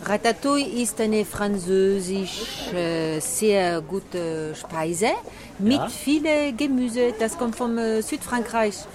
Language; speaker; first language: German; non-native, learner; French